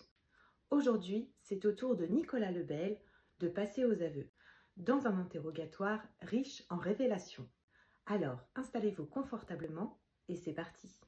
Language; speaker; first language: French; native; French